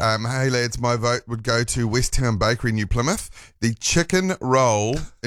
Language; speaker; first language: English; native; English